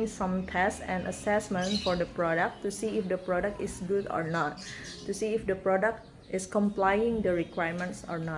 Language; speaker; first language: English; non-native, learner; Indonesian